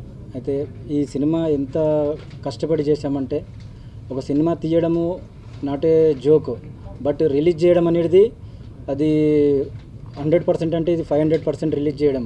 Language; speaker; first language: Telugu; native; Telugu